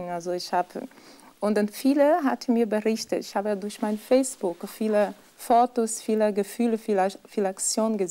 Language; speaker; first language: German; non-native, fluent; Portuguese